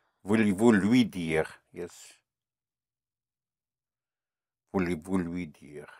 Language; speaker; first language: French; non-native, fluent; English